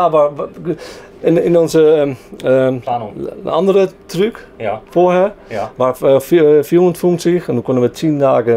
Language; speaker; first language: German; non-native, learner; Dutch